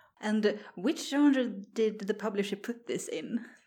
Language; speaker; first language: English; non-native, fluent; Swedish